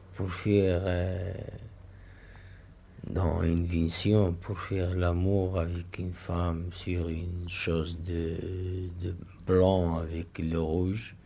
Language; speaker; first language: French; non-native, local second language; Arabic